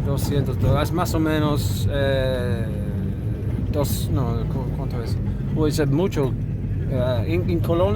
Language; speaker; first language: Spanish; non-native, learner; English